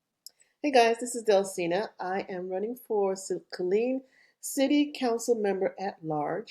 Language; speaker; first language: English; native; English